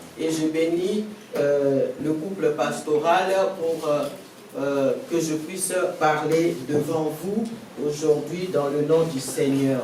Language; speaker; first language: French; non-native, local second language; Lingala